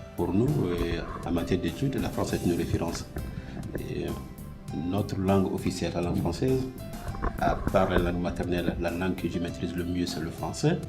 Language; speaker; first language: French; non-native, local second language; Fula